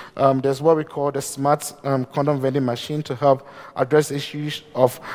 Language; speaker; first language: English; non-native, local second language; Akan